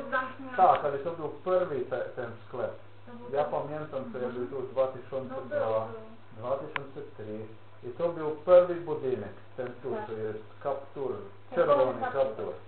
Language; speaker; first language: Polish; non-native, learner; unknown